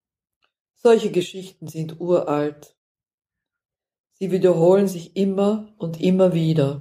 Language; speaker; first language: German; non-native, fluent; Dutch